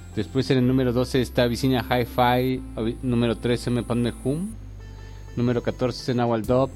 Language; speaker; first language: Spanish; native; Spanish